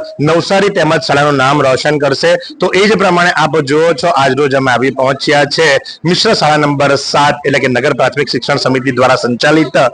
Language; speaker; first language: Gujarati; native; Gujarati